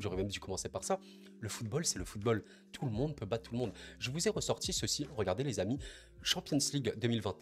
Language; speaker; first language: French; native; French